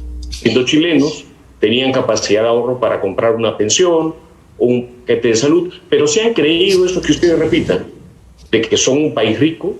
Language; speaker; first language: Spanish; native; Spanish